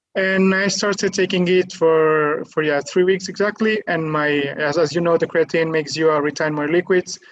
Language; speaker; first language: English; non-native, fluent; Catalan